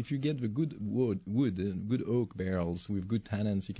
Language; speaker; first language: English; non-native, fluent; French